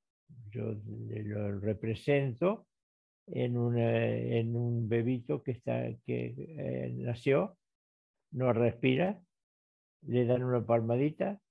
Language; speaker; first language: Spanish; native; Spanish